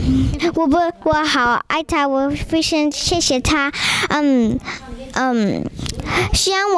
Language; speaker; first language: Chinese; early bilingual, heritage; Chinese